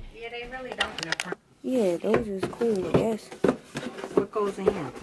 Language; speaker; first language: English; native; English